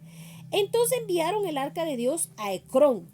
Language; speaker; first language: Spanish; native; Spanish